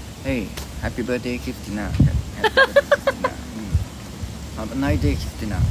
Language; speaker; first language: English; non-native, learner; Thai